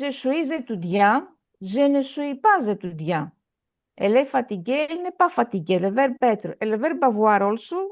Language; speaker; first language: French; non-native, fluent; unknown